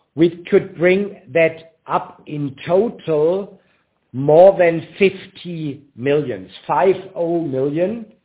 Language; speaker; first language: English; non-native, fluent; German